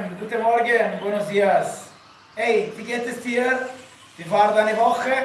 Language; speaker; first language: German; non-native, learner; Spanish